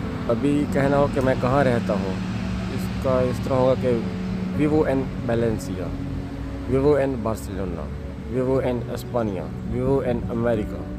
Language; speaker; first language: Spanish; non-native, learner; Urdu